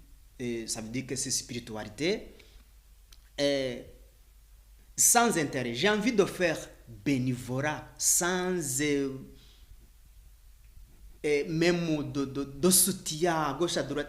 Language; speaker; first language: French; non-native, learner; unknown